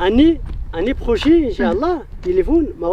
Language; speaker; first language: French; non-native, learner; Arabic